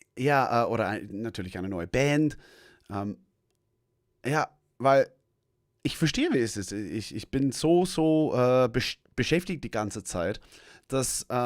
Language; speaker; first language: German; non-native, fluent; English